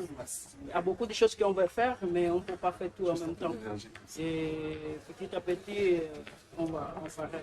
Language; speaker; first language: French; non-native, learner; Portuguese